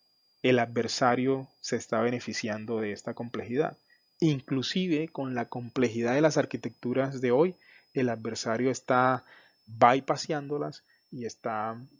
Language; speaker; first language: Spanish; native; Spanish